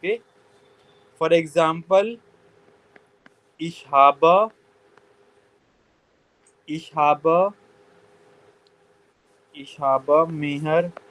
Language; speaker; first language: German; non-native, learner; Hindi